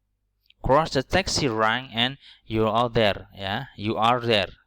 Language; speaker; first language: English; non-native, learner; Indonesian